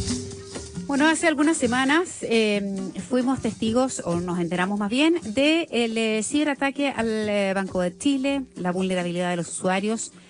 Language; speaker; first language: Spanish; native; Spanish